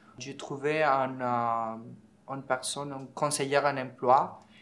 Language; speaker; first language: French; non-native, learner; Spanish